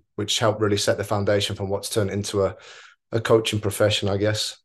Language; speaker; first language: English; native; English